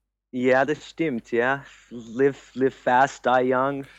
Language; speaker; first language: German; early bilingual, other home language; English